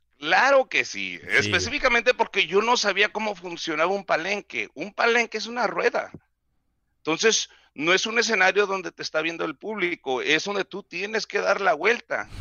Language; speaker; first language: Spanish; native; Spanish